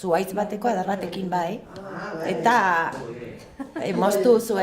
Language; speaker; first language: Basque; non-native, learner; French